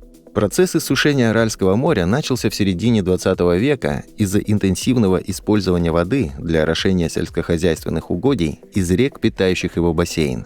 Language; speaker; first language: Russian; native; Russian